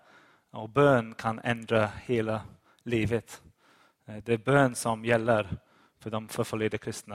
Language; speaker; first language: Swedish; non-native, fluent; English